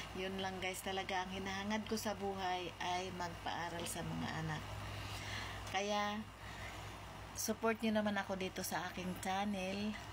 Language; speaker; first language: Filipino; non-native, local second language; Cebuano